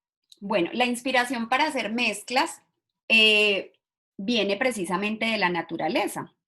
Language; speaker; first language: Spanish; native; Spanish